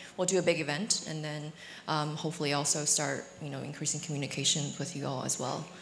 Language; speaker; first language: English; early bilingual, other home language; Chinese